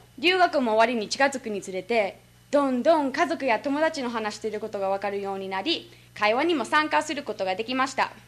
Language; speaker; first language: Japanese; non-native, fluent; English